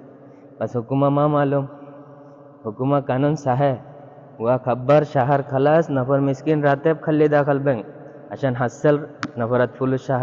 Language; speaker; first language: Arabic; non-native, learner; Bangla